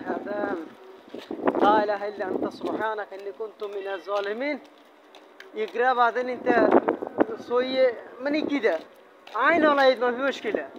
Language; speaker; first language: Arabic; non-native, learner; Bangla